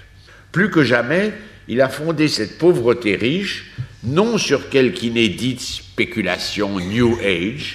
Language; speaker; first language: French; native; French